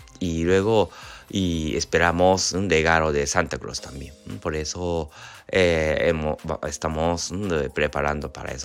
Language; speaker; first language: Spanish; non-native, learner; Japanese